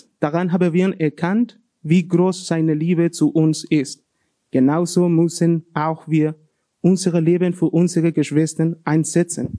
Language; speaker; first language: German; non-native, learner; Spanish